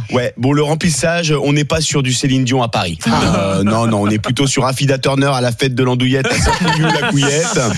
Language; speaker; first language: French; native; French